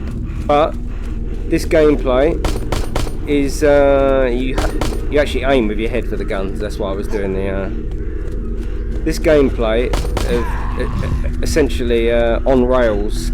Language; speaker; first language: English; native; English